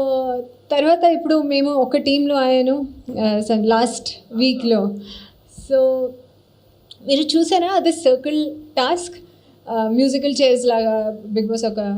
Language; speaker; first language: Telugu; non-native, learner; Hindi